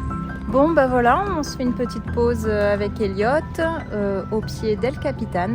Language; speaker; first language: French; native; French